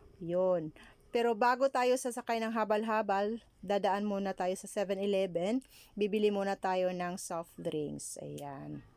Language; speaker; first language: Filipino; non-native, local second language; Cebuano